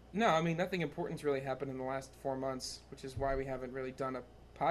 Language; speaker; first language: English; native; English